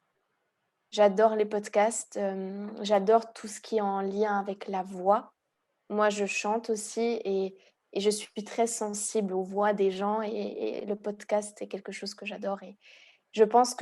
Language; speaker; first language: French; early bilingual, heritage; Hungarian